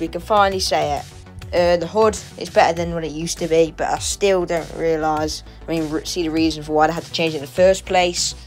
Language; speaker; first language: English; native; English